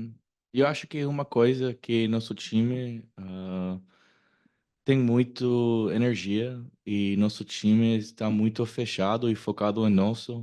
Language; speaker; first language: Portuguese; non-native, learner; English